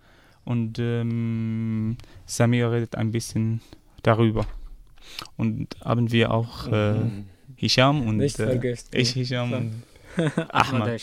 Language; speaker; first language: German; non-native, fluent; Arabic